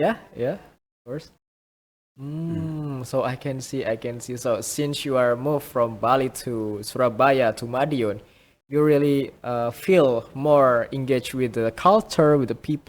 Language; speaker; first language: English; non-native, fluent; Indonesian